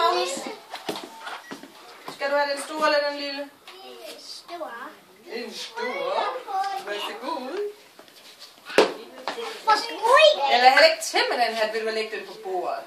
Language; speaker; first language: Danish; native; Danish